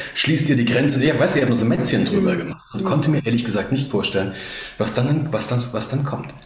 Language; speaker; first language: German; native; German